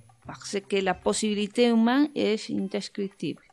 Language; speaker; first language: French; non-native, learner; Spanish